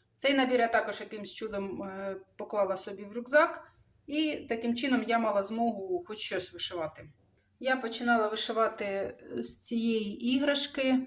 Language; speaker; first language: Ukrainian; non-native, local second language; Russian